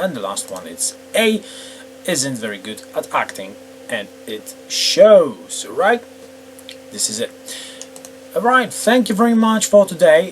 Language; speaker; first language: English; non-native, fluent; Polish